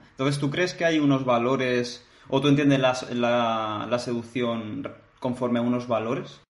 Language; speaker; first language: Spanish; native; Spanish